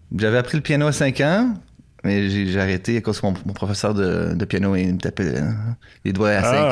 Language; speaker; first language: French; native; French